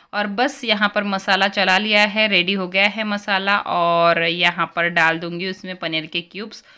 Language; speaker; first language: Hindi; native; Hindi